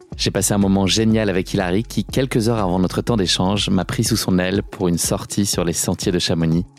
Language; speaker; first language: French; native; French